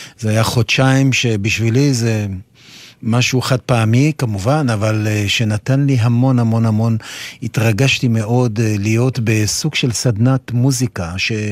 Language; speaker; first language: Hebrew; non-native, fluent; French